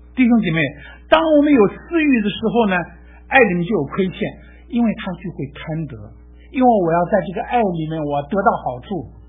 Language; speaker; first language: Chinese; native; Chinese